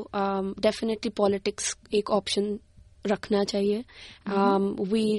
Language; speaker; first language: Hindi; native; Hindi